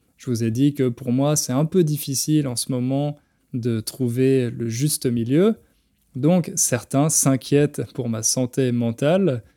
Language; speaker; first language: French; native; French